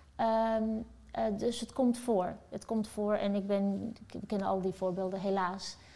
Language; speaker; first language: Dutch; early bilingual, other home language; Turkish